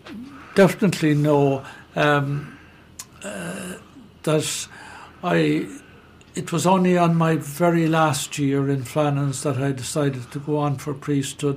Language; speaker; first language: English; native; English